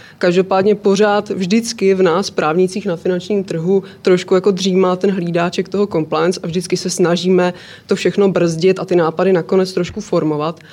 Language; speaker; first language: Czech; native; Czech